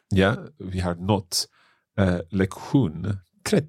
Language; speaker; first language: Swedish; non-native, learner; English